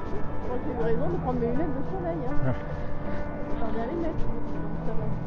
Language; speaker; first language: French; native; French